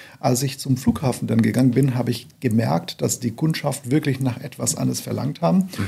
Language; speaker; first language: German; non-native, fluent; Portuguese